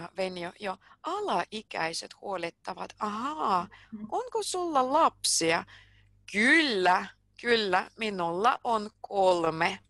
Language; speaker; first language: Finnish; non-native, fluent; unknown